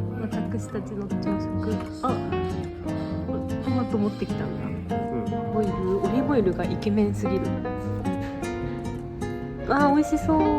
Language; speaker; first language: Japanese; native; Japanese